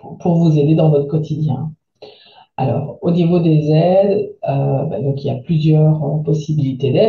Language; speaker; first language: French; native; French